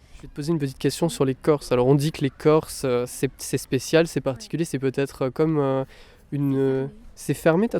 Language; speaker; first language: French; native; French